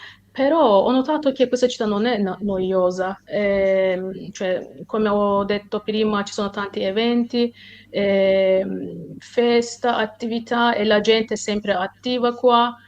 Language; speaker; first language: Italian; non-native, fluent; Turkish